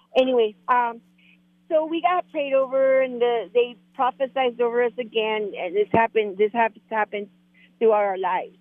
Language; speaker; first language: English; non-native, fluent; Spanish